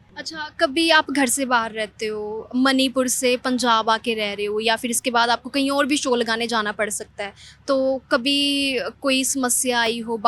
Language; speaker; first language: Hindi; non-native, local second language; Punjabi